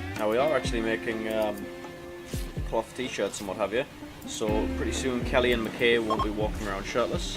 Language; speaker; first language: English; native; English